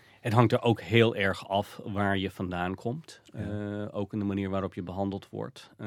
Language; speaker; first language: Dutch; non-native, fluent; English